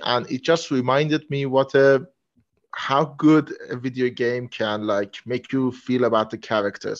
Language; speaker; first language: English; non-native, fluent; Persian